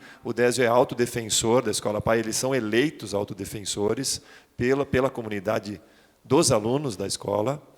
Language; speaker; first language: Portuguese; native; Portuguese